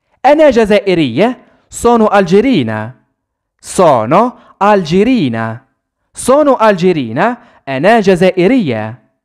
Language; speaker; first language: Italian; non-native, fluent; Arabic